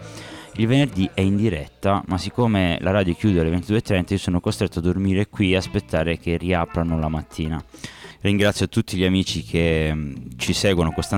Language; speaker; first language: Italian; native; Italian